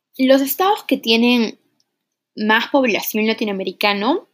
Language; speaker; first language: Spanish; early bilingual, heritage; Spanish